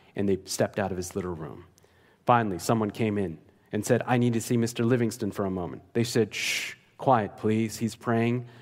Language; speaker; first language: English; native; English